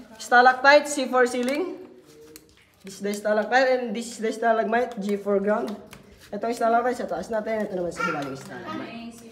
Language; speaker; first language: Filipino; non-native, local second language; Bikol